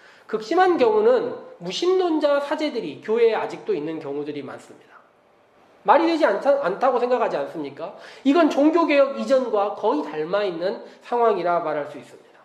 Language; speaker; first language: Korean; native; Korean